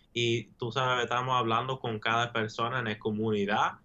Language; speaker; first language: Spanish; early bilingual, heritage; English